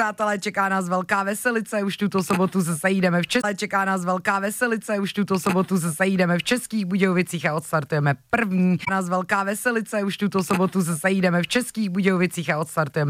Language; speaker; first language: Czech; native; Czech